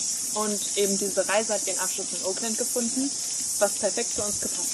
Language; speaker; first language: German; native; German